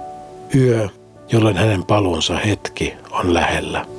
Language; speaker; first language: Finnish; native; Finnish